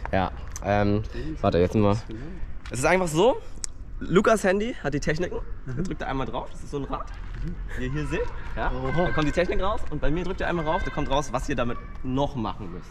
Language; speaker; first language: German; native; German